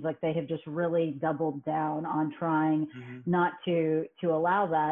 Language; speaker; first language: English; native; English